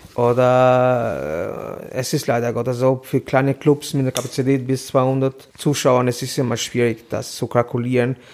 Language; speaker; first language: German; non-native, fluent; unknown